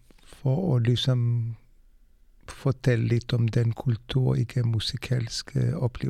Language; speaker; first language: Danish; non-native, fluent; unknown